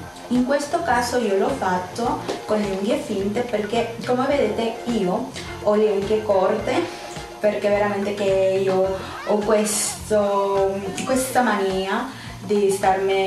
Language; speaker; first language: Italian; non-native, fluent; Spanish